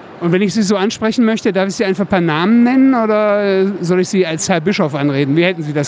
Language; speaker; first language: German; native; German